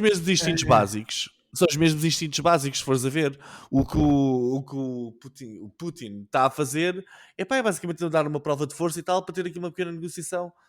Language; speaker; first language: Portuguese; native; Portuguese